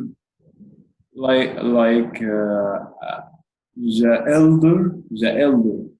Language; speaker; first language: English; non-native, learner; Arabic